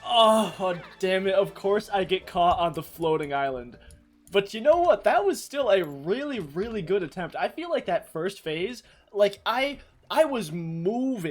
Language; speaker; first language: English; native; English